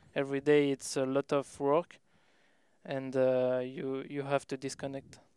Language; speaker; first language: English; non-native, learner; French